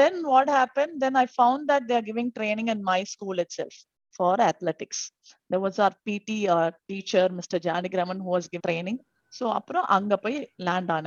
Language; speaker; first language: English; non-native, local second language; Tamil